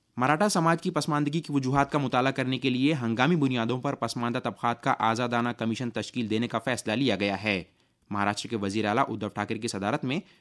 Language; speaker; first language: Urdu; native; Urdu